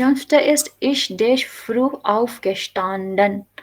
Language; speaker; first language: German; non-native, fluent; Urdu